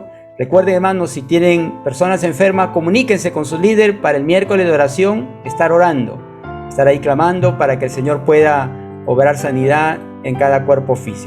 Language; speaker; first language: Spanish; native; Spanish